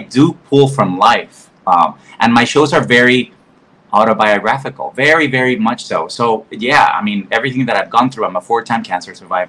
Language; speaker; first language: English; non-native, fluent; Spanish